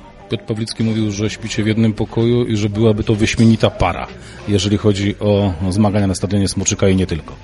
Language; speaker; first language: Polish; native; Polish